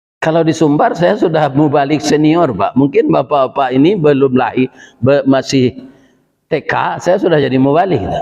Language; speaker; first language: Malay; non-native, local second language; Minangkabau